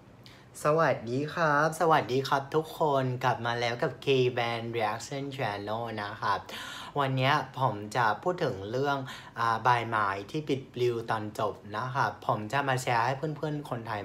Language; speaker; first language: Thai; non-native, fluent; Vietnamese